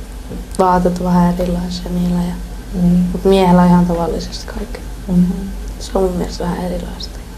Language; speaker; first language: Finnish; early bilingual, other home language; Persian